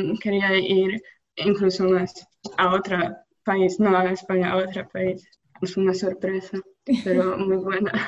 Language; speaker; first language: Spanish; non-native, learner; Polish